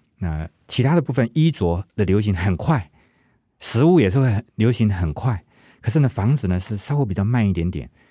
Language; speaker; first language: Chinese; non-native, local second language; Hakka Chinese